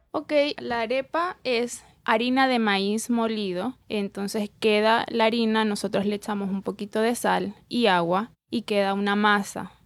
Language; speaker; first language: Spanish; native; Spanish